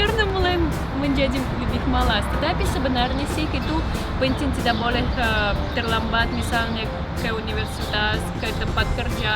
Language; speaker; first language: Indonesian; non-native, fluent; Russian